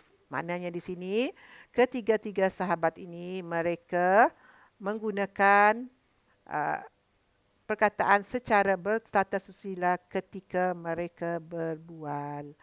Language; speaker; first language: Malay; native; Malay